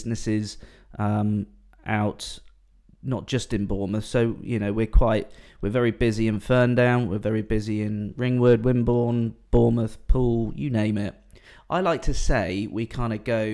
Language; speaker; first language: English; native; English